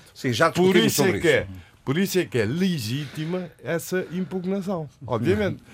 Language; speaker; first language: Portuguese; non-native, local second language; Kabuverdianu